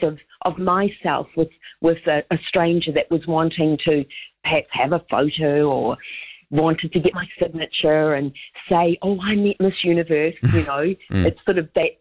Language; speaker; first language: English; native; English